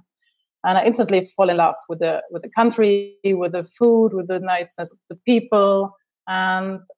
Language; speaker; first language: English; non-native, fluent; German